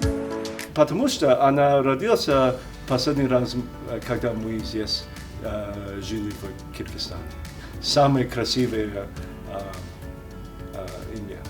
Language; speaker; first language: Russian; non-native, learner; English